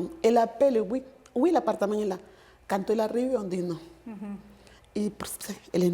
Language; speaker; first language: French; non-native, fluent; Spanish